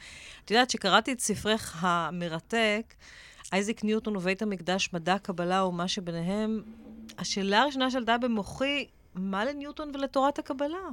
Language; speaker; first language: Hebrew; native; Hebrew